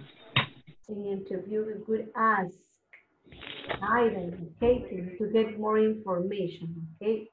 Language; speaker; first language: English; non-native, learner; Spanish